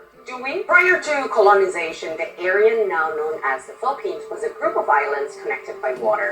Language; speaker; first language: English; non-native, local second language; Filipino